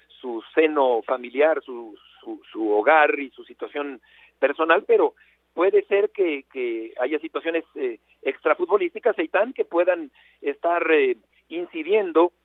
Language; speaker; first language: Spanish; native; Spanish